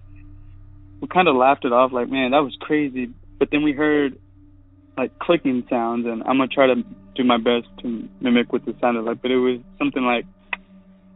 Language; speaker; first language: English; native; English